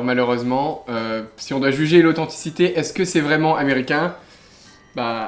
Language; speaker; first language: French; native; French